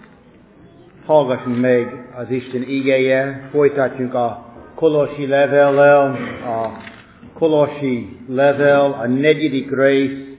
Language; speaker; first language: Hungarian; non-native, fluent; English